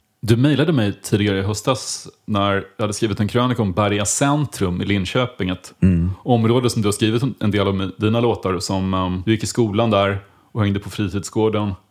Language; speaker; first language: Swedish; native; Swedish